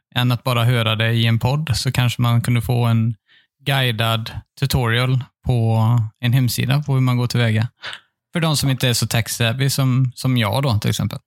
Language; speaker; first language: Swedish; native; Swedish